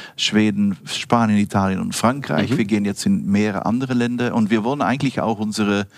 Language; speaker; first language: German; non-native, fluent; Dutch